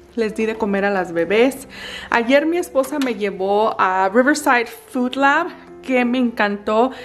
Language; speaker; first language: Spanish; early bilingual, heritage; Spanish